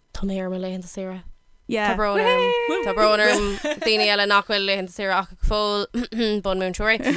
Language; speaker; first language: Irish; non-native, local second language; English